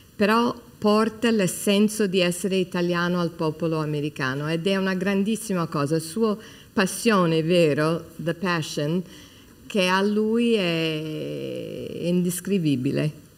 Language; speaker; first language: Italian; non-native, fluent; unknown